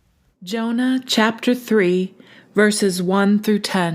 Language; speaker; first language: English; native; English